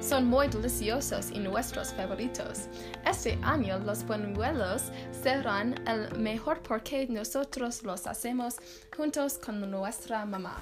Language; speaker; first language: Spanish; non-native, learner; English